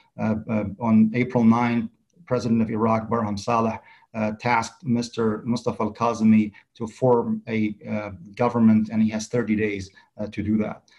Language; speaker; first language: English; non-native, fluent; Central Kurdish